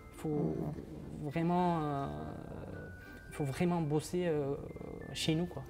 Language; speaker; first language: French; non-native, fluent; Uzbek